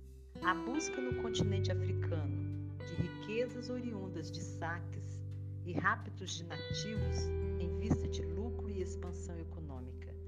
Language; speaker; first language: Portuguese; native; Portuguese